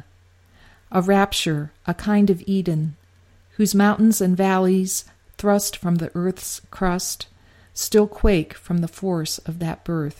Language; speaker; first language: English; native; English